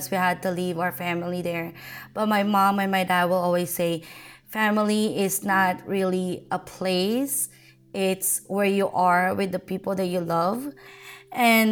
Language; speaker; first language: English; non-native, local second language; Filipino